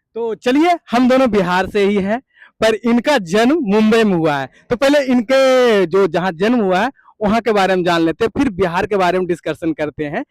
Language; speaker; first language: Hindi; native; Hindi